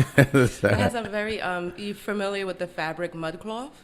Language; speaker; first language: English; native; English